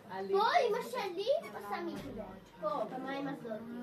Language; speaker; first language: Hebrew; non-native, learner; Portuguese